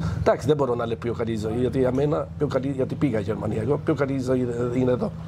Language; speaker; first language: Greek; non-native, fluent; Albanian